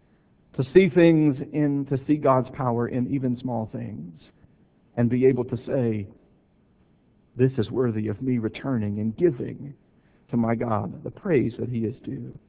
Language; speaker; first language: English; native; English